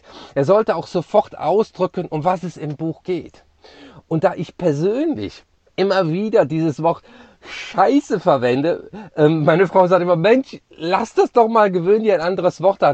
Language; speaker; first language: German; native; German